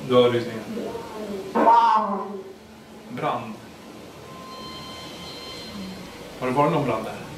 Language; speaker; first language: Swedish; native; Swedish